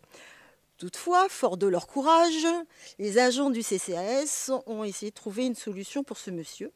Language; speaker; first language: French; native; French